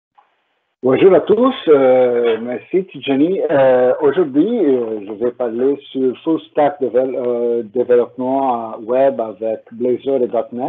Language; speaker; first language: French; non-native, fluent; Portuguese